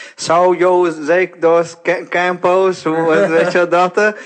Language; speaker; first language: Dutch; early bilingual, other home language; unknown